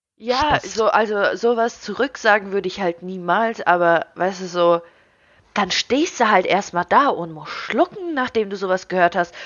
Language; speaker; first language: German; early bilingual, other home language; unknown